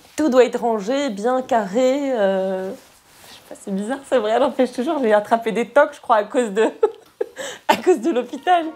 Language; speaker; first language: French; early bilingual, other home language; Arabic